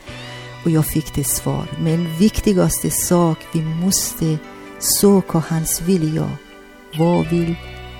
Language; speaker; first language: Swedish; non-native, learner; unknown